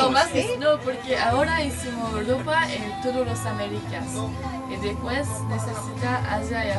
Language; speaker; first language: Spanish; non-native, learner; French